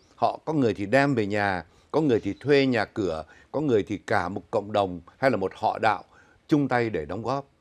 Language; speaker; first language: Vietnamese; native; Vietnamese